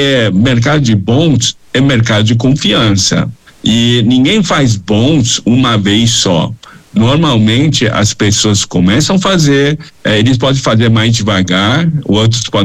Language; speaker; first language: Portuguese; non-native, fluent; Chinese